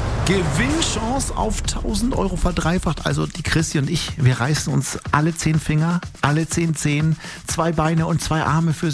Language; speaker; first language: German; native; German